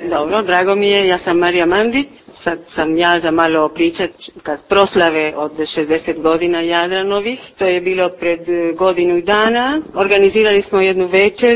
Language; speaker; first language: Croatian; early bilingual, heritage; Croatian